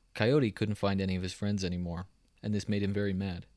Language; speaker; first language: English; native; English